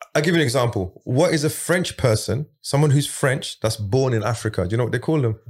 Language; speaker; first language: English; early bilingual, other home language; Arabic